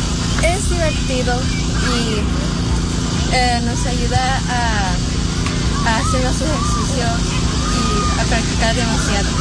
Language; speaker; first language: Spanish; early bilingual, other home language; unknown